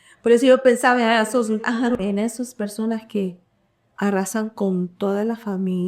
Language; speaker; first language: Spanish; early bilingual, heritage; Spanish